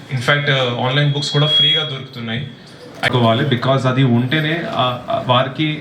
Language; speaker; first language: Telugu; non-native, local second language; Hindi